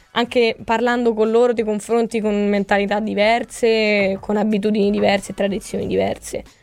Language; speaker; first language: Italian; native; Italian